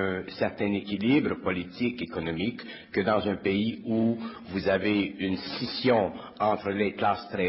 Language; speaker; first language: French; native; French